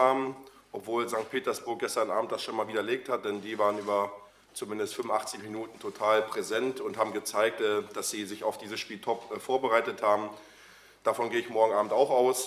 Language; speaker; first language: German; native; German